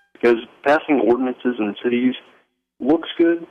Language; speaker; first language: English; native; English